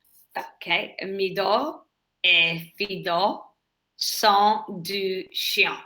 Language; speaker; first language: French; non-native, learner; English